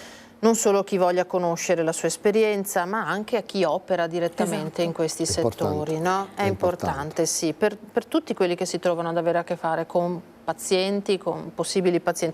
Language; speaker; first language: Italian; native; Italian